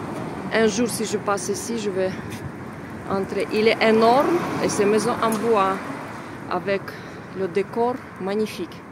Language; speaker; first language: French; non-native, fluent; Russian